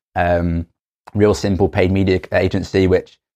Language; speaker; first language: English; native; English